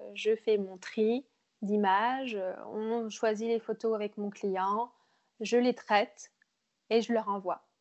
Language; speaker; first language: French; native; French